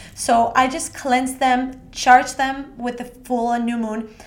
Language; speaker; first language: English; non-native, fluent; Spanish